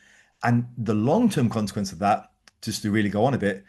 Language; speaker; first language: English; native; English